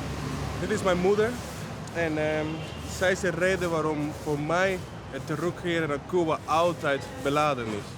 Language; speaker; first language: Dutch; non-native, fluent; Spanish